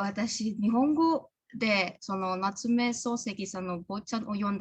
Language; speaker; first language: Japanese; non-native, learner; Indonesian